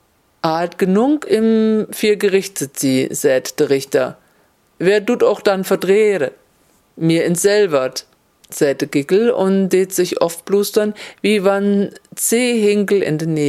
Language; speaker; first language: German; native; German